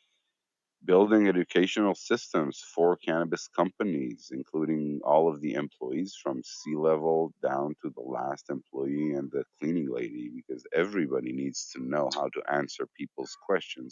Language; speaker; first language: English; non-native, fluent; Hebrew